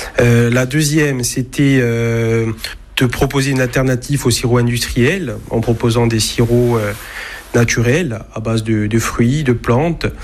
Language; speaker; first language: French; native; French